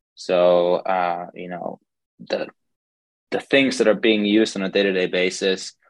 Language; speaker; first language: English; non-native, fluent; German